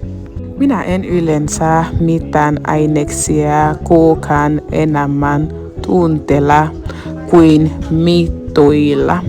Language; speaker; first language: Finnish; non-native, learner; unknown